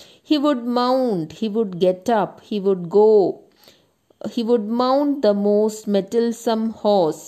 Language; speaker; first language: English; non-native, local second language; Malayalam